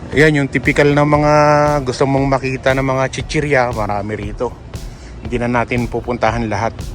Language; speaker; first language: Filipino; non-native, local second language; Pampanga